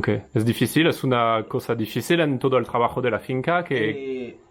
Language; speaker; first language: Spanish; non-native, learner; French